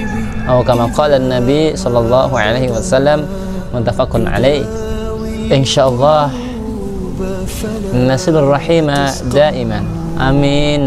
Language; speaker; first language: Arabic; non-native, learner; Indonesian